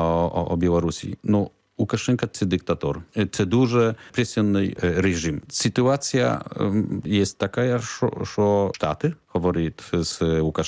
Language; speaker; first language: Ukrainian; non-native, learner; Polish